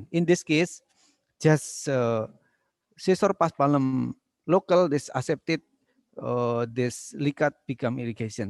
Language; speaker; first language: English; non-native, learner; Indonesian